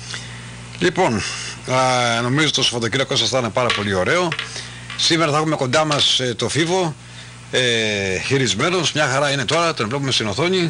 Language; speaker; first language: Greek; native; Greek